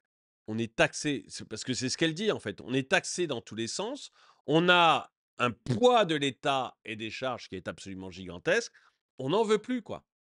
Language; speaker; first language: French; native; French